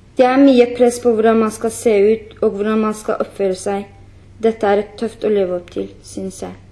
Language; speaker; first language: Norwegian; non-native, fluent; Kurdish